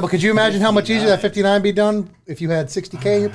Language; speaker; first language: English; native; English